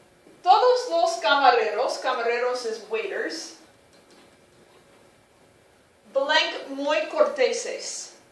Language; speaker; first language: Spanish; non-native, fluent; English